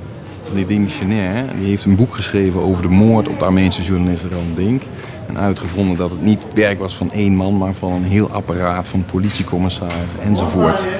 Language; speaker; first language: Dutch; native; Dutch